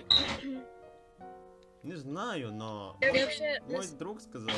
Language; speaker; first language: Russian; non-native, learner; Indonesian